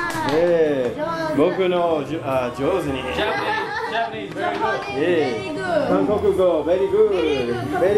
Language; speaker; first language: Japanese; non-native, learner; English